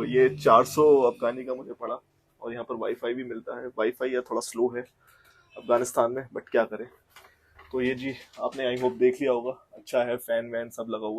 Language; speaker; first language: Hindi; native; Hindi